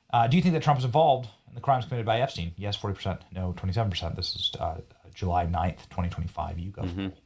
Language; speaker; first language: English; native; English